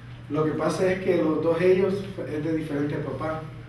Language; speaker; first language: Spanish; early bilingual, heritage; Spanish